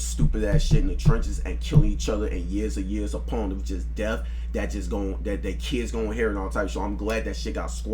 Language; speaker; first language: English; native; English